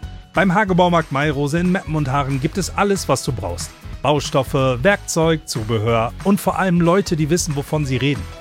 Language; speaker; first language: German; native; German